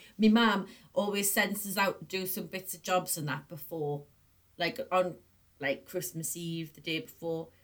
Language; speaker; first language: English; native; English